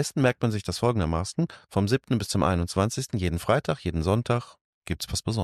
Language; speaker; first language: German; native; German